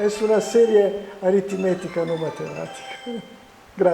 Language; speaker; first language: Spanish; non-native, fluent; Italian